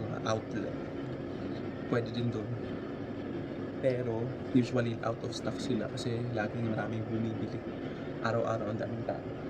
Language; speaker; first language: Filipino; native; Filipino